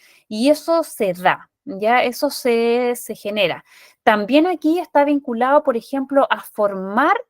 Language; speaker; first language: Spanish; native; Spanish